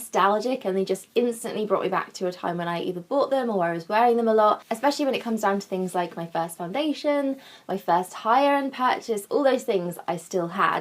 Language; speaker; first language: English; native; English